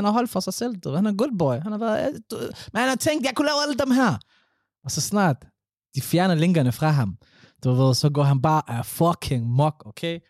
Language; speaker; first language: Danish; early bilingual, other home language; Somali